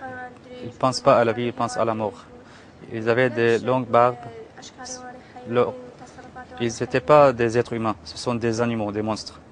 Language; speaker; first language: French; non-native, learner; Kurdish